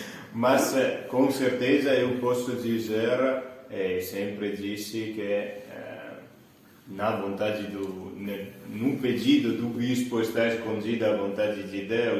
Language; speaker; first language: Portuguese; non-native, fluent; Italian